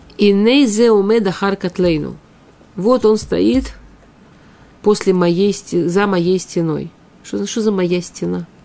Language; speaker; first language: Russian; early bilingual, heritage; Russian